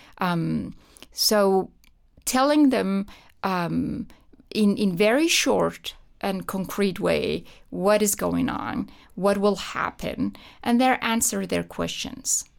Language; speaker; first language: English; non-native, fluent; Persian